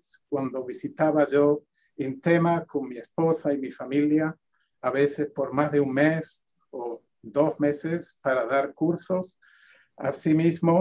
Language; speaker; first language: Spanish; non-native, fluent; English